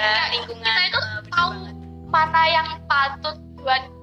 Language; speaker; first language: Indonesian; non-native, local second language; Javanese